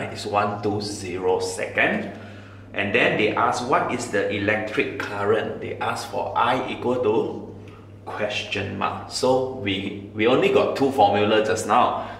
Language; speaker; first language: English; non-native, local second language; Chinese